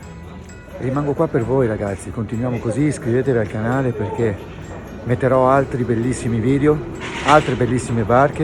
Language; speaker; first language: Italian; native; Italian